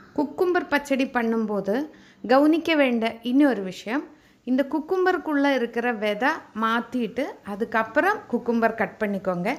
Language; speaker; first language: Tamil; non-native, local second language; Malayalam